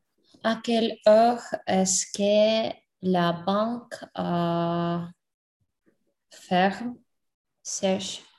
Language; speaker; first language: French; non-native, learner; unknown